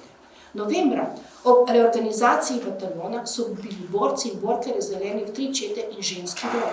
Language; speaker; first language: Slovenian; native; Slovenian